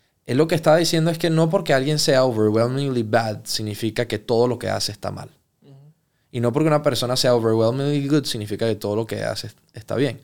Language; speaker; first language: Spanish; early bilingual, heritage; Spanish